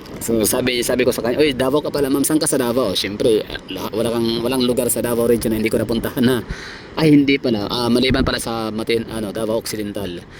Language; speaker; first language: Filipino; non-native, local second language; Cebuano